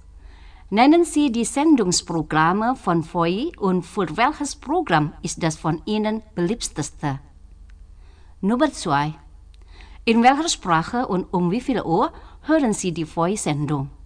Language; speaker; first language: German; non-native, learner; Indonesian